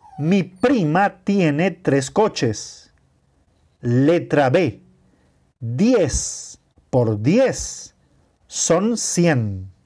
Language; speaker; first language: Spanish; non-native, fluent; Portuguese